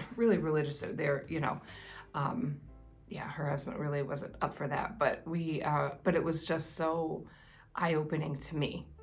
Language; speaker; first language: English; native; English